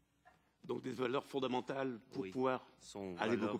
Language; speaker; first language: French; native; French